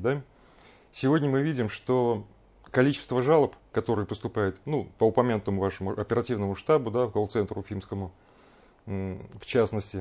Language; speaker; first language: Russian; native; Russian